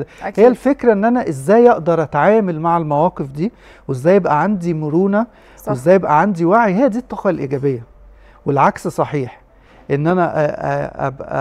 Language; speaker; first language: Arabic; native; Arabic